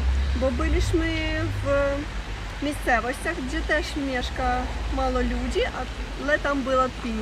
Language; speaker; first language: Polish; non-native, learner; Russian